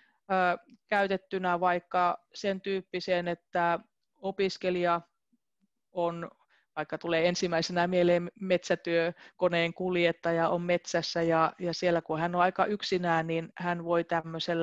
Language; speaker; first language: Finnish; native; Finnish